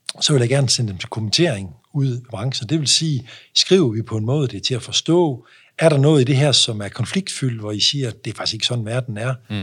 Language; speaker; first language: Danish; native; Danish